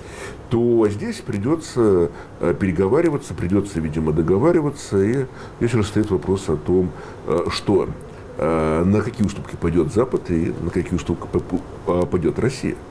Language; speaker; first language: Russian; native; Russian